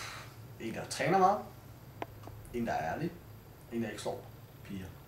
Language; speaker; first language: Danish; early bilingual, other home language; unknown